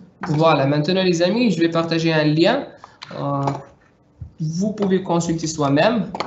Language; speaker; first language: French; non-native, local second language; Arabic